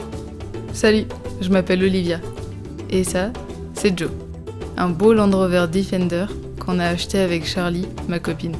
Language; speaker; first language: French; native; French